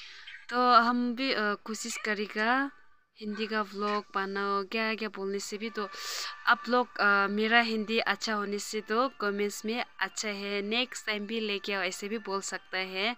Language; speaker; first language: Hindi; non-native, local second language; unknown